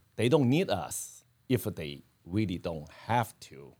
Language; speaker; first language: English; non-native, fluent; Chinese